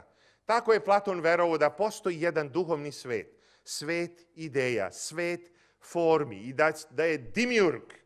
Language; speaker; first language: Croatian; native; Croatian